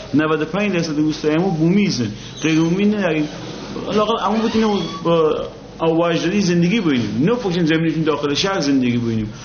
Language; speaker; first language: Persian; non-native, local second language; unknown